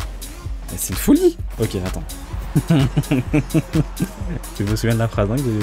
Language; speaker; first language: French; native; French